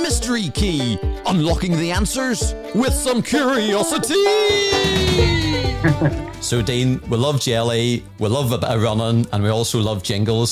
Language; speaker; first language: English; native; English